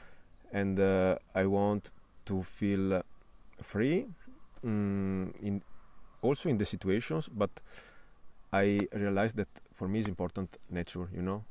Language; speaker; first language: English; non-native, fluent; Italian